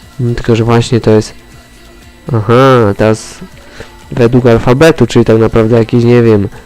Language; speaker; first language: Polish; native; Polish